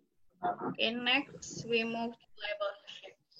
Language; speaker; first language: English; non-native, local second language; Indonesian